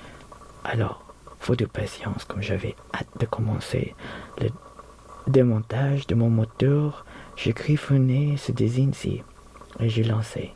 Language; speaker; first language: French; non-native, learner; Filipino